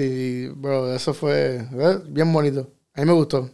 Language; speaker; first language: Spanish; early bilingual, heritage; Spanish